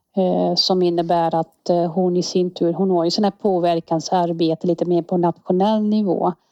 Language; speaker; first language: Swedish; non-native, fluent; Dutch